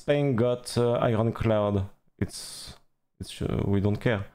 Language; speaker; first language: English; non-native, learner; French